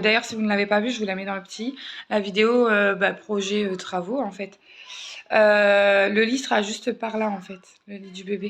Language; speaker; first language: French; native; French